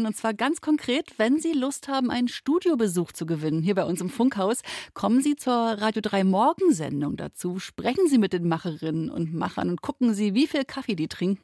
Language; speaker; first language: German; native; German